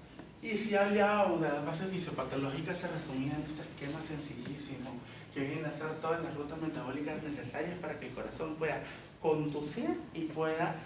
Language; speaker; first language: Spanish; native; Spanish